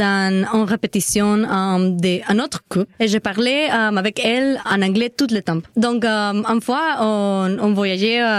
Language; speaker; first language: French; non-native, learner; Spanish